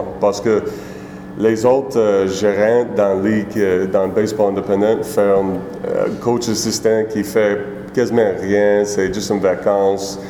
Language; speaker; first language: French; non-native, learner; English